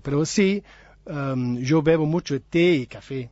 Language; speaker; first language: Spanish; non-native, learner; English